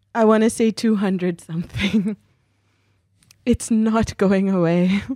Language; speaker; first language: English; native; English